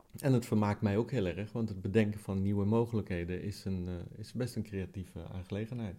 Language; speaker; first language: Dutch; non-native, fluent; Italian